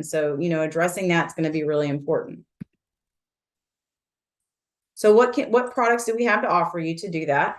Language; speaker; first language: English; native; English